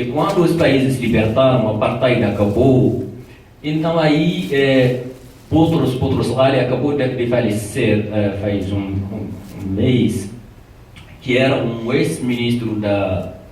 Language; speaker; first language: Portuguese; non-native, fluent; Tamasheq